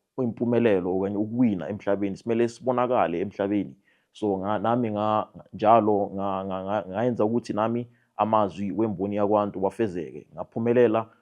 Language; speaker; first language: Zulu; non-native, local second language; Venda